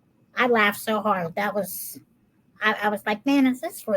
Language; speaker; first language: English; native; English